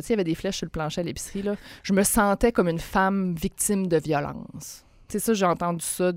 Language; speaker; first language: French; native; French